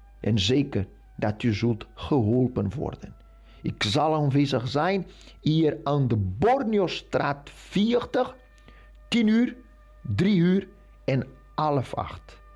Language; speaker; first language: Dutch; non-native, fluent; Portuguese